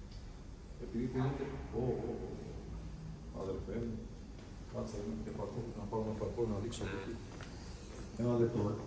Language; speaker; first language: Greek; early bilingual, other home language; Albanian